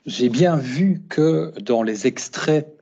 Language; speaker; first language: French; native; French